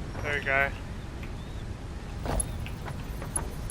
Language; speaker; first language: English; native; English